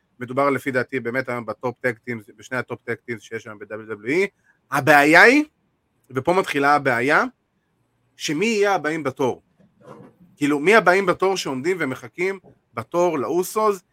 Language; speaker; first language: Hebrew; native; Hebrew